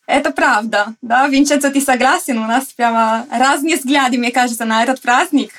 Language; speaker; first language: Russian; non-native, fluent; Italian